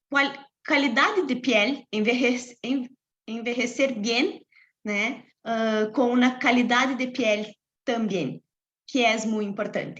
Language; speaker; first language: Spanish; non-native, fluent; Portuguese